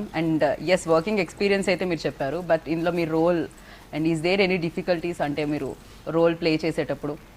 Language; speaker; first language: Telugu; native; Telugu